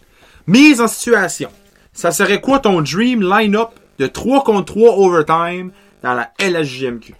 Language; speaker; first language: French; native; French